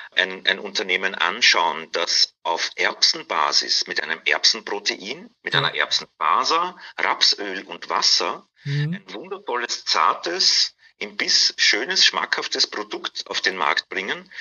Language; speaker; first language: German; native; German